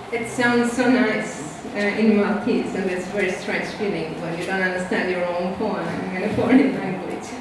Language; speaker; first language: English; non-native, fluent; Armenian